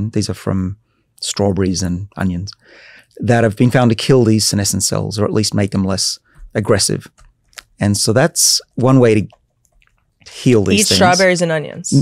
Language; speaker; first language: English; native; English